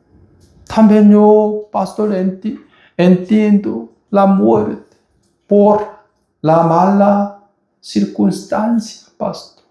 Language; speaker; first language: Spanish; non-native, fluent; Korean